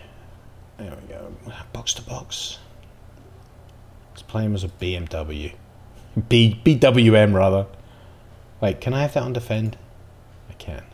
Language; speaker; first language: English; native; English